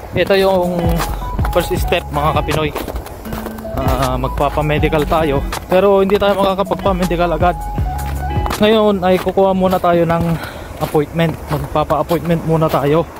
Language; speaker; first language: Filipino; non-native, local second language; Iloko